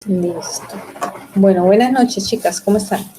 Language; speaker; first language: Spanish; native; Spanish